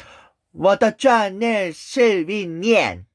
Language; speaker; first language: Chinese; non-native, learner; Korean